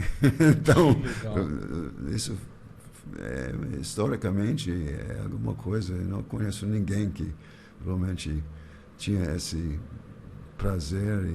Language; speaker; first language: Portuguese; non-native, fluent; English